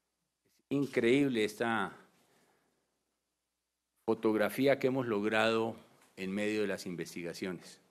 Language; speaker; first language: Spanish; native; Spanish